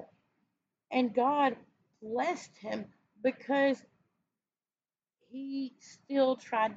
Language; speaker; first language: English; native; English